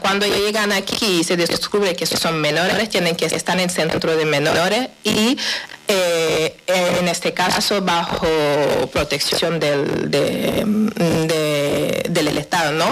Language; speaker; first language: Spanish; non-native, fluent; Wolof